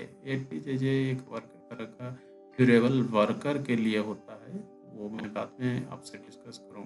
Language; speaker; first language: Hindi; native; Hindi